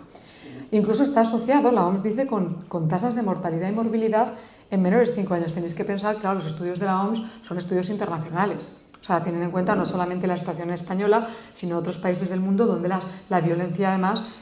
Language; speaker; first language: Spanish; native; Spanish